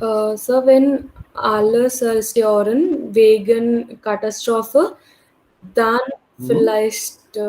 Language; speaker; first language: German; non-native, learner; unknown